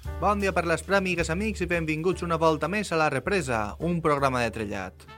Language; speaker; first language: Catalan; native; Catalan